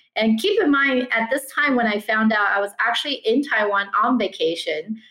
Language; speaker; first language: English; early bilingual, other home language; Chinese